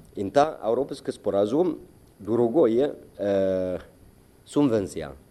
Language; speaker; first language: Slovenian; non-native, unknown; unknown